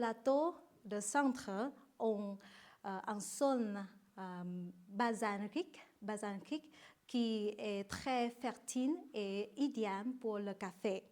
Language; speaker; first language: French; non-native, learner; Vietnamese